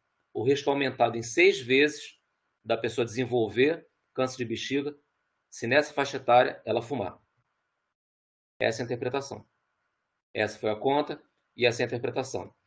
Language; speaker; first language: Portuguese; native; Portuguese